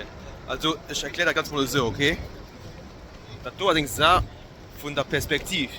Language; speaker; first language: German; non-native, local second language; Luxembourgish